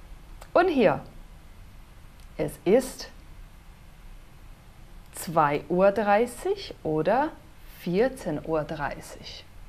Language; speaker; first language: German; non-native, fluent; Portuguese